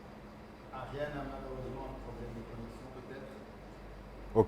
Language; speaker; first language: French; native; French